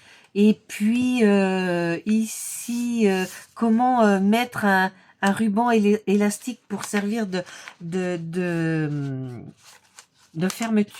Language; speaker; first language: French; native; French